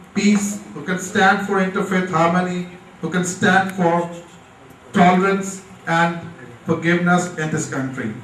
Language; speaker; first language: English; non-native, local second language; Urdu